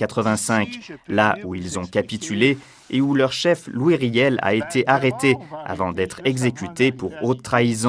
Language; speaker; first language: French; native; French